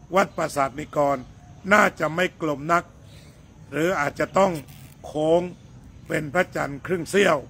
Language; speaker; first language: Thai; native; Thai